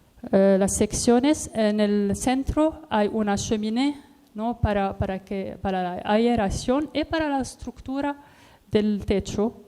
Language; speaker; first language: Spanish; non-native, learner; Arabic